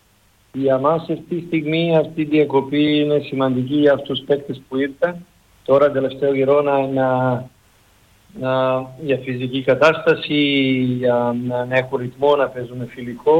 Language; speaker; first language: Greek; non-native, learner; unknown